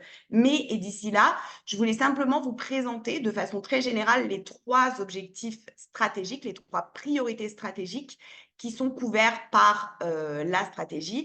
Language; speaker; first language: French; native; French